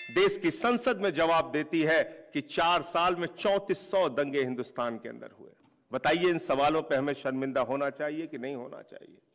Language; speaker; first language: Hindi; native; Hindi